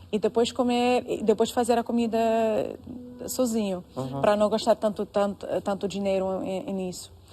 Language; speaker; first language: Portuguese; non-native, fluent; Russian